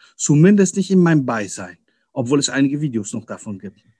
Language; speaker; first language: German; early bilingual, other home language; Arabic